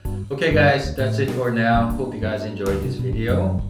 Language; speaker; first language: English; non-native, fluent; Korean